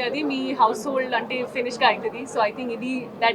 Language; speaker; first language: Telugu; non-native, fluent; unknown